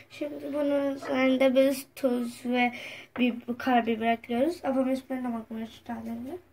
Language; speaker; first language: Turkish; non-native, learner; Urdu